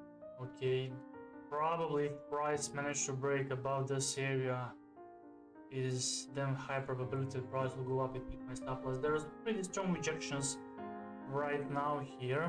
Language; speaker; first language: English; non-native, fluent; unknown